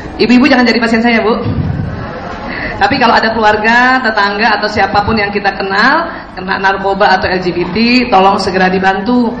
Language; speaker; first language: Indonesian; native; Indonesian